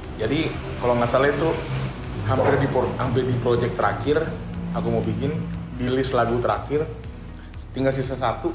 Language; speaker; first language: Indonesian; non-native, local second language; Banjar